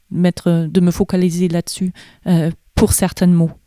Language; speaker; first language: French; non-native, fluent; German